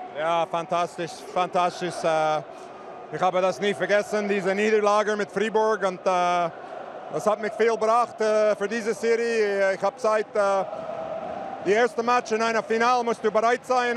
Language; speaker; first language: German; non-native, fluent; English